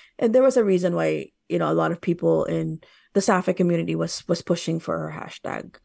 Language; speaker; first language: English; native; English